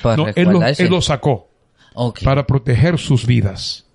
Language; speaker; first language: Spanish; native; Spanish